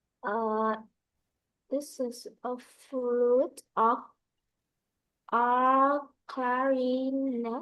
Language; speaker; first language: English; non-native, learner; Vietnamese